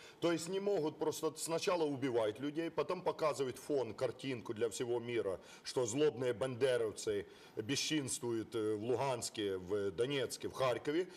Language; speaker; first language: Russian; non-native, local second language; Ukrainian